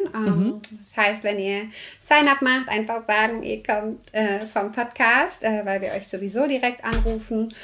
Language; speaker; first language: German; native; German